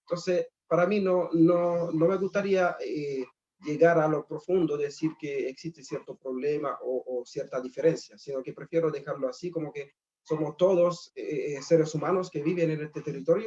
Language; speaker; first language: Spanish; non-native, fluent; Haitian Creole